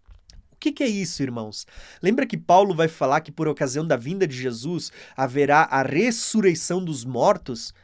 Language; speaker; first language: Portuguese; native; Portuguese